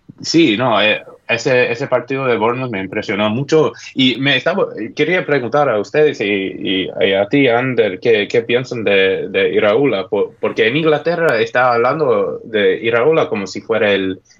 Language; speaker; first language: Spanish; non-native, fluent; English